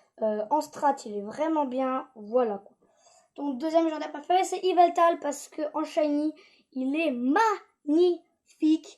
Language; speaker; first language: French; native; French